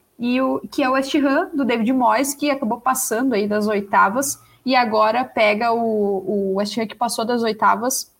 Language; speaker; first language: Portuguese; native; Portuguese